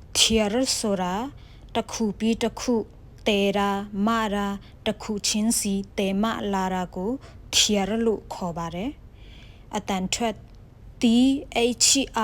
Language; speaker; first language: Burmese; non-native, local second language; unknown